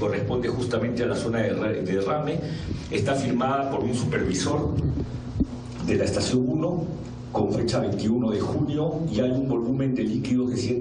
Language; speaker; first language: Spanish; native; Spanish